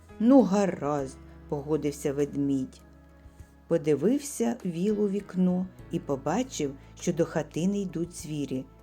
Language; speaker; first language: Ukrainian; native; Ukrainian